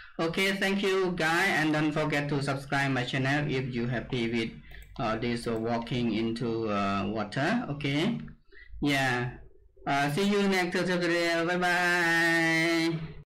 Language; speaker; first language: English; non-native, learner; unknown